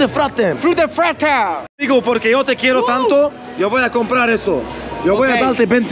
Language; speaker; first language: Spanish; non-native, learner; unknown